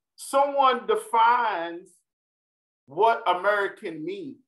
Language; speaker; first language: English; native; English